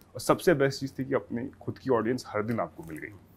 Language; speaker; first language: Hindi; native; Hindi